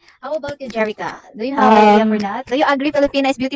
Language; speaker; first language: English; non-native, local second language; Cebuano